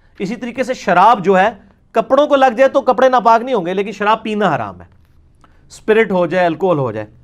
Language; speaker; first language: Urdu; non-native, local second language; Punjabi